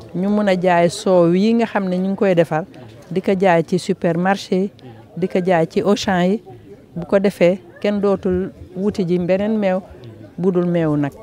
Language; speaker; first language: Wolof; non-native, local second language; Fula